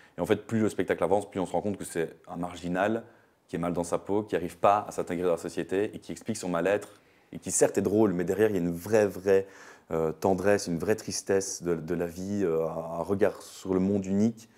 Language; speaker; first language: French; native; French